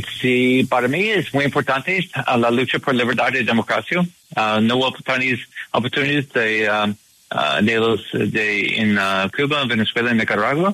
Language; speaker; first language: Spanish; non-native, learner; English